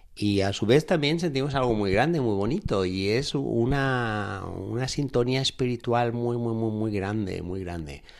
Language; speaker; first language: Spanish; native; Spanish